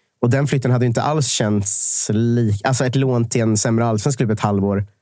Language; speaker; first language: Swedish; native; Swedish